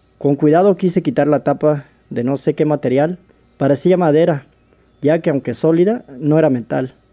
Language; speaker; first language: Spanish; native; Spanish